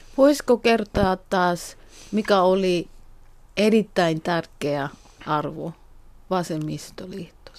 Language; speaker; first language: Finnish; non-native, learner; Korean